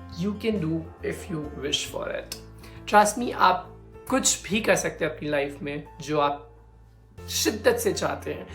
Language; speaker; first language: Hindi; native; Hindi